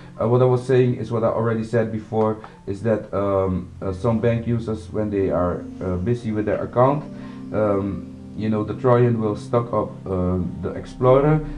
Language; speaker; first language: English; non-native, fluent; Dutch